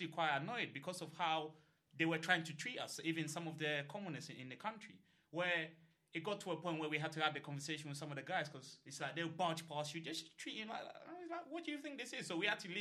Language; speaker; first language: English; non-native, local second language; Akan